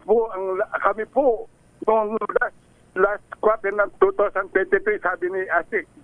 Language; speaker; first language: Filipino; native; Filipino